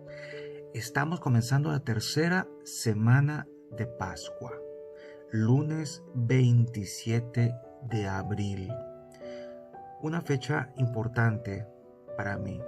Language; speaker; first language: Spanish; native; Spanish